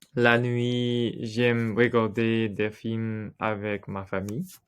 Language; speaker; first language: French; non-native, learner; English